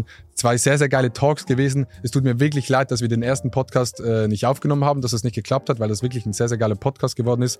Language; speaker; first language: German; native; German